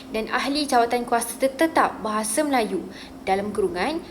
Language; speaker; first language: Malay; native; Malay